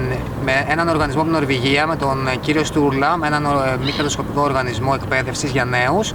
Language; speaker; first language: Greek; native; Greek